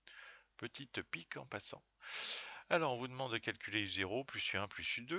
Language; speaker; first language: French; native; French